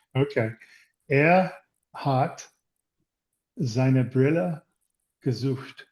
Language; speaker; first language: German; non-native, learner; English